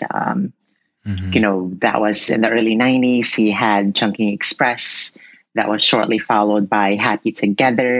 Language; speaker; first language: English; non-native, local second language; Cebuano